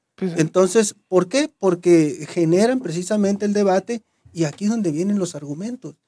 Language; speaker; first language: Spanish; native; Spanish